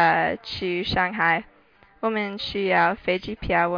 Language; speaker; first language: Chinese; non-native, learner; English